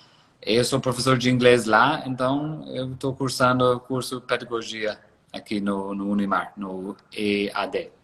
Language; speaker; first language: Portuguese; non-native, fluent; English